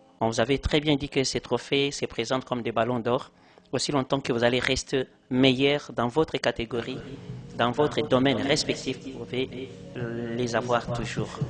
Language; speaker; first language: French; non-native, local second language; Lingala